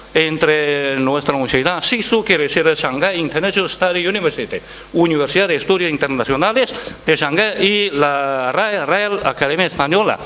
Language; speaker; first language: Spanish; non-native, fluent; Chinese